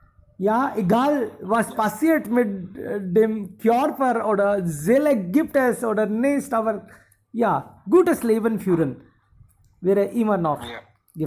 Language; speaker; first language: German; non-native, fluent; Hindi